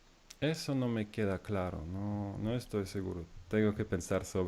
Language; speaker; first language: Spanish; non-native, fluent; German